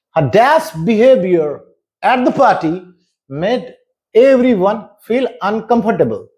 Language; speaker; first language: English; non-native, local second language; Bangla